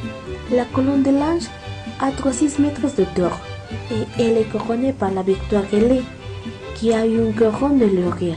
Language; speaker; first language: French; non-native, fluent; Spanish